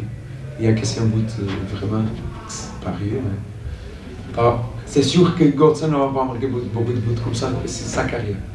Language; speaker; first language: French; non-native, fluent; Portuguese